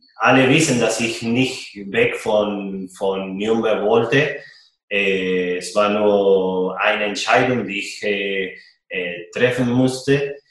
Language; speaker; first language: German; non-native, fluent; Spanish